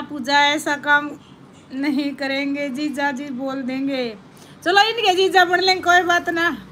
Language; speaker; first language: Hindi; native; Hindi